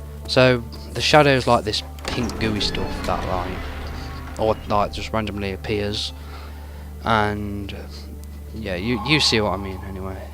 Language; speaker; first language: English; native; English